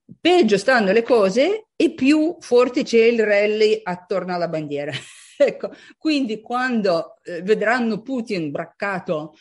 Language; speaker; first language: Italian; non-native, fluent; Russian